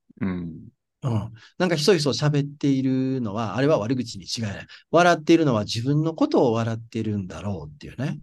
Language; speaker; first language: Japanese; native; Japanese